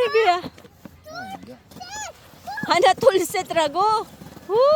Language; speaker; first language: Korean; non-native, learner; Filipino